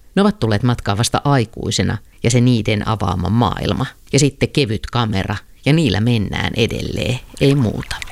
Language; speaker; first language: Finnish; native; Finnish